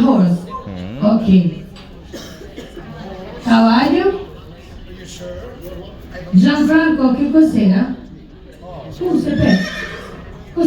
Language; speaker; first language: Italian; non-native, fluent; Spanish